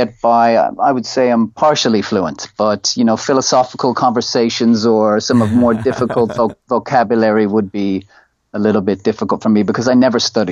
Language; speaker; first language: English; native; English